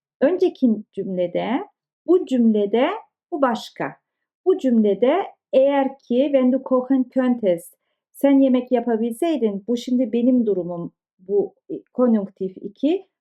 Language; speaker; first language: Turkish; early bilingual, heritage; Turkish